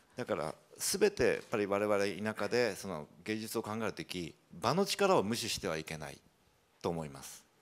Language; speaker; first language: Japanese; native; Japanese